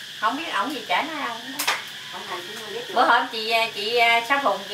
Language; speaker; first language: Vietnamese; native; Vietnamese